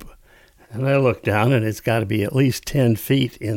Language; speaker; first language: English; native; English